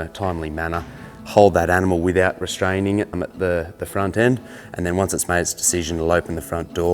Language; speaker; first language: English; native; English